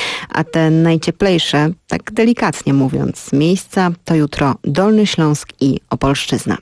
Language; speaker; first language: Polish; native; Polish